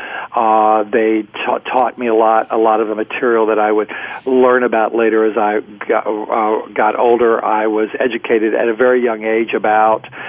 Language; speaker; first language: English; native; English